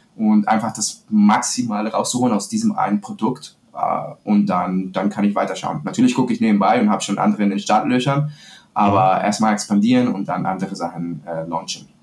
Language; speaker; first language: German; non-native, fluent; Spanish